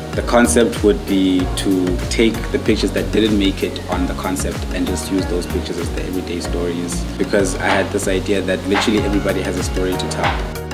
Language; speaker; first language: English; non-native, local second language; Xhosa